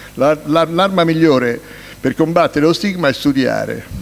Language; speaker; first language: Italian; native; Italian